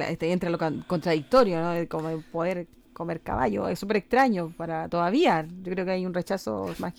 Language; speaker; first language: Spanish; native; Spanish